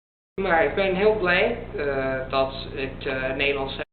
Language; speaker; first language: Dutch; non-native, learner; Italian